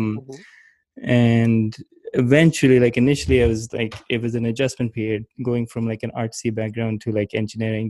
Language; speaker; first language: English; non-native, local second language; Urdu